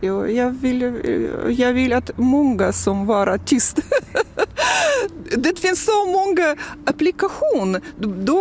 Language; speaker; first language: Swedish; non-native, learner; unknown